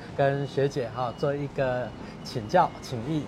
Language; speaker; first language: Chinese; native; Chinese